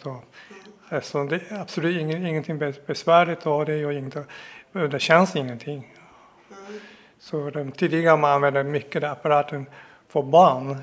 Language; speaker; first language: Swedish; non-native, fluent; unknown